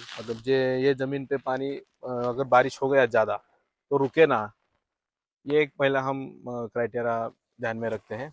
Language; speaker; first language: Hindi; non-native, local second language; Marathi